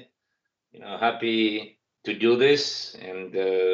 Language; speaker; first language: English; non-native, fluent; Ukrainian